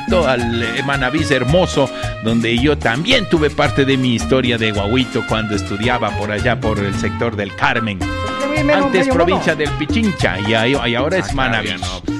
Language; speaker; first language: Spanish; native; Spanish